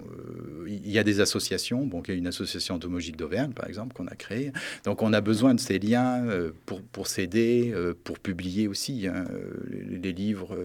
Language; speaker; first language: French; native; French